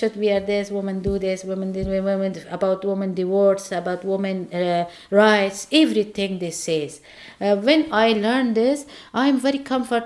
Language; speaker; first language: English; non-native, learner; Persian